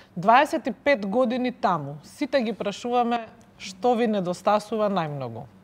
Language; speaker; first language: Macedonian; native; Macedonian